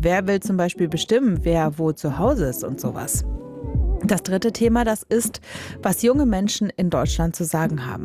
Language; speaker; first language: German; native; German